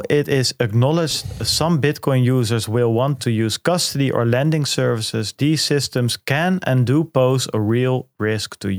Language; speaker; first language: English; non-native, fluent; Dutch